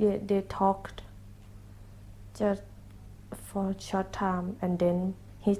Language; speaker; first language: English; non-native, learner; Thai